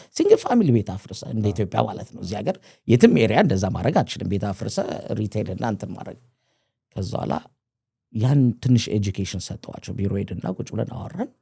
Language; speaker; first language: Amharic; native; Amharic